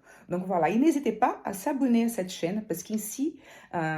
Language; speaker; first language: French; non-native, fluent; Portuguese